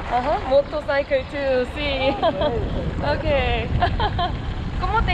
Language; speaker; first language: Spanish; non-native, learner; Korean